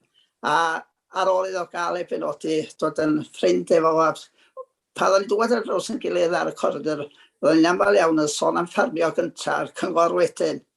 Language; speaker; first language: Welsh; native; Welsh